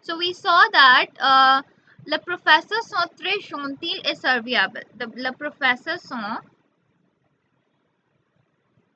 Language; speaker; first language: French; non-native, learner; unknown